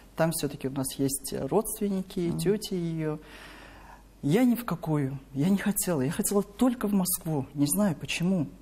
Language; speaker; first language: Russian; non-native, local second language; Korean